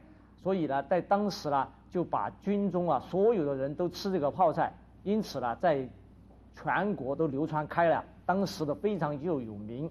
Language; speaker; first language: Chinese; native; Chinese